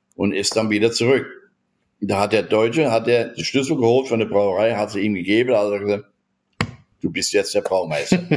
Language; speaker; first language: German; native; German